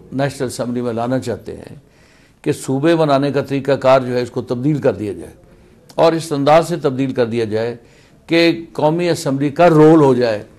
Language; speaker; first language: Urdu; native; Urdu